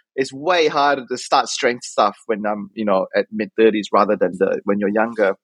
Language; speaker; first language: English; native; English